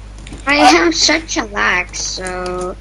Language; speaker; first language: English; non-native, learner; Estonian